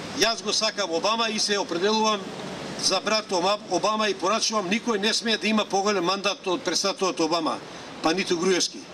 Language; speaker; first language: Macedonian; non-native, local second language; Romany